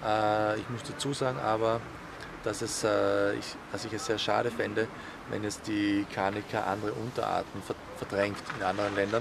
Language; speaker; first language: German; native; German